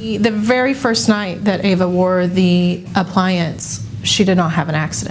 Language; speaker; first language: English; native; English